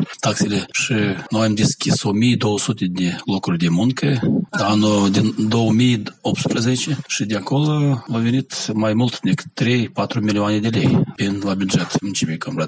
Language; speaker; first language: Romanian; non-native, local second language; Gagauz